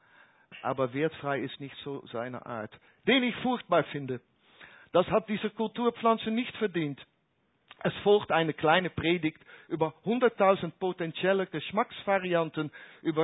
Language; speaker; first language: German; non-native, fluent; Dutch